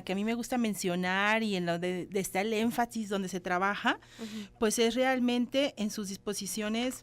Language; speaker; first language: Spanish; native; Spanish